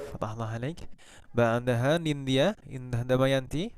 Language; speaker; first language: Arabic; non-native, fluent; Indonesian